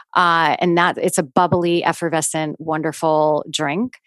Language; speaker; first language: English; native; English